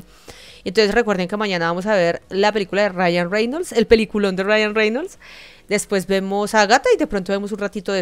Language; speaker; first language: Spanish; native; Spanish